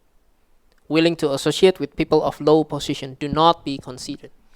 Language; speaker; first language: English; non-native, local second language; Indonesian